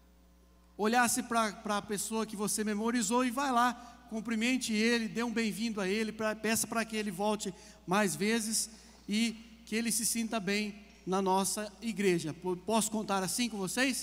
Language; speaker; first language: Portuguese; native; Portuguese